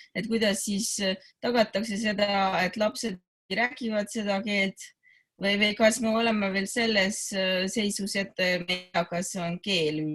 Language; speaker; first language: Estonian; non-native, fluent; Hungarian